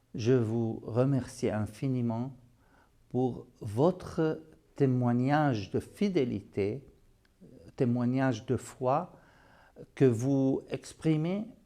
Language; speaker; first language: French; non-native, fluent; Arabic